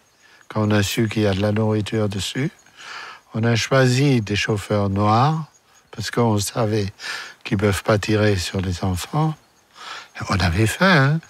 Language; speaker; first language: French; non-native, fluent; German